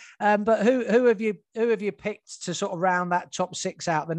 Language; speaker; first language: English; native; English